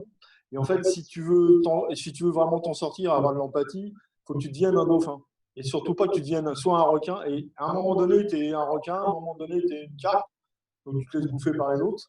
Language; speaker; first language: French; native; French